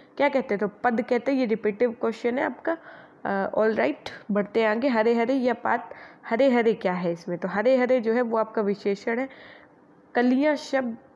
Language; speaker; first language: Hindi; native; Hindi